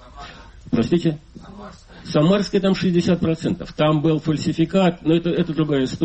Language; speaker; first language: Russian; native; Russian